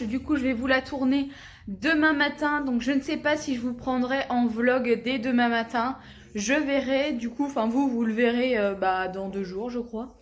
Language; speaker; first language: French; native; French